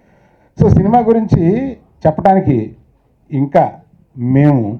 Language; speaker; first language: Telugu; native; Telugu